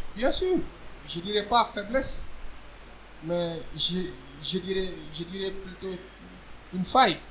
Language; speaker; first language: French; non-native, local second language; Wolof